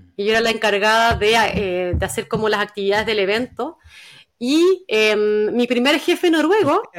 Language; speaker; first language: Spanish; native; Spanish